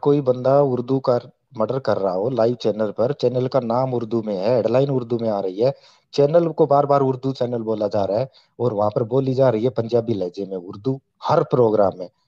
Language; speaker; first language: Hindi; native; Hindi